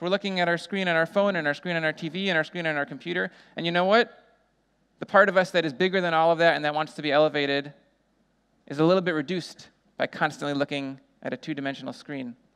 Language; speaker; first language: English; native; English